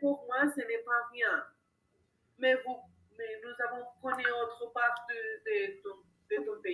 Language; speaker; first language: French; non-native, learner; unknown